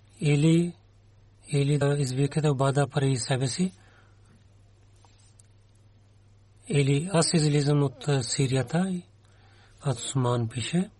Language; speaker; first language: Bulgarian; non-native, learner; Urdu